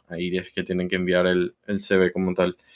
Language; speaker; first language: Spanish; native; Spanish